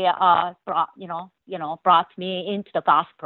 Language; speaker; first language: English; non-native, learner; Korean